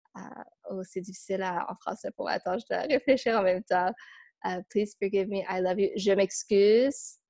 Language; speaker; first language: French; non-native, fluent; English